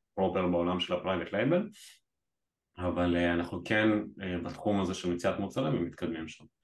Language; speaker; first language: Hebrew; native; Hebrew